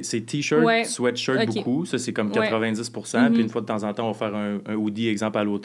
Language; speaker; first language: French; native; French